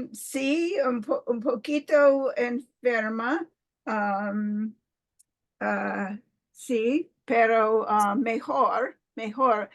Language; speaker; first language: Spanish; non-native, learner; English